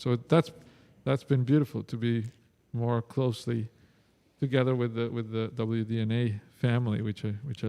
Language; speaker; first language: English; non-native, fluent; Spanish